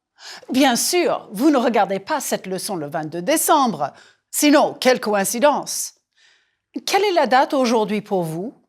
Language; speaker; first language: French; non-native, fluent; English